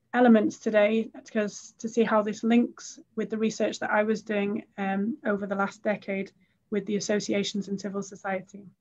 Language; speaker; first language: English; native; English